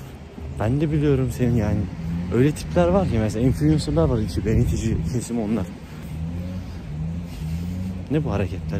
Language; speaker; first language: Turkish; native; Turkish